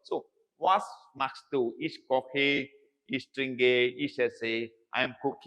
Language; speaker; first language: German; non-native, learner; Malayalam